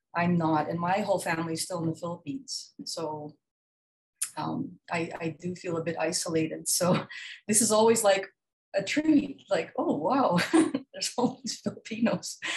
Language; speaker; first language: English; non-native, local second language; Filipino